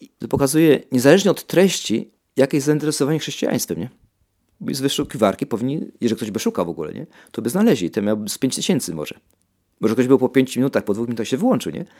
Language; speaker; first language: Polish; native; Polish